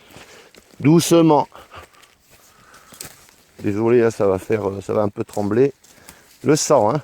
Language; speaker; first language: French; native; French